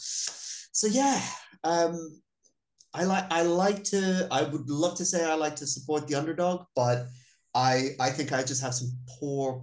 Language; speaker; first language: English; native; English